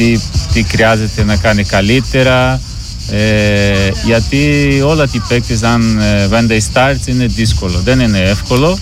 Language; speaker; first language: Greek; non-native, learner; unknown